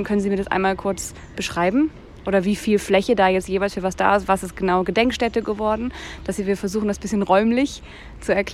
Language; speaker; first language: German; native; German